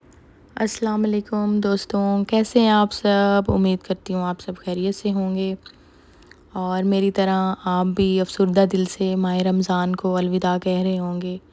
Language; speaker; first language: Urdu; native; Urdu